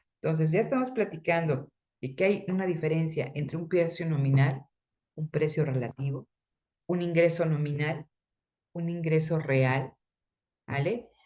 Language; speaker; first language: Spanish; native; Spanish